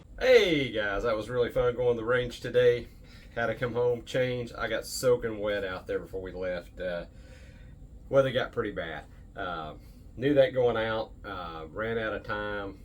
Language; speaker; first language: English; native; English